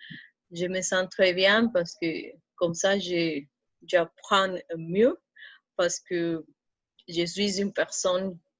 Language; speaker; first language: French; non-native, fluent; Spanish